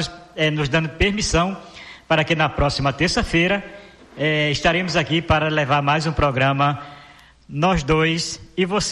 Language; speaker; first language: Portuguese; native; Portuguese